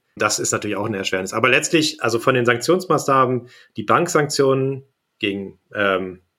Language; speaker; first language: German; native; German